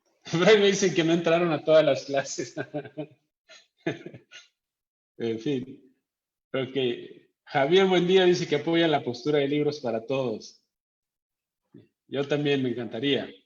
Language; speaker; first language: Spanish; native; Spanish